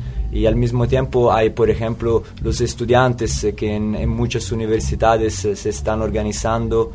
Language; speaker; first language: Spanish; non-native, fluent; Italian